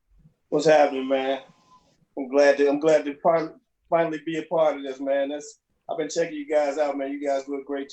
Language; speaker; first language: English; native; English